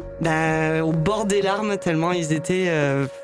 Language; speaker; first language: French; native; French